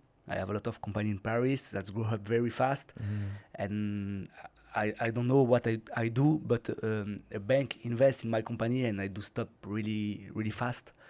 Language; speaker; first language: English; non-native, learner; French